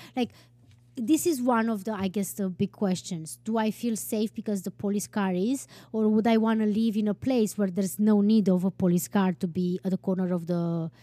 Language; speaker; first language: English; non-native, fluent; Romanian